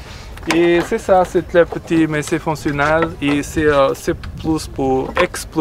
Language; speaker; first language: French; non-native, learner; Portuguese